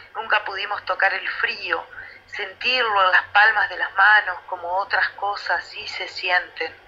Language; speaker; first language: Spanish; native; Spanish